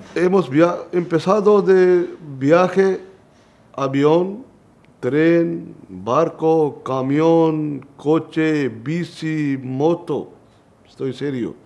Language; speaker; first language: Spanish; non-native, learner; Punjabi